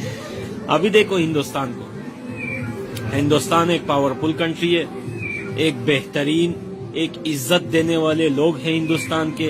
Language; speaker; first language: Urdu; non-native, fluent; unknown